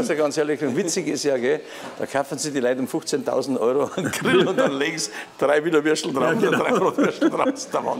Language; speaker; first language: German; native; German